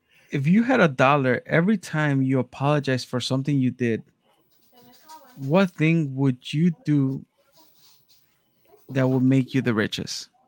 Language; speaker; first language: English; early bilingual, other home language; Spanish